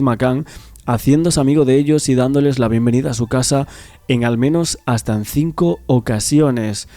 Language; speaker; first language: Spanish; native; Spanish